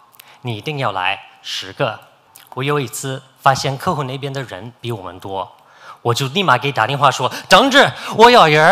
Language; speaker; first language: Chinese; non-native, fluent; English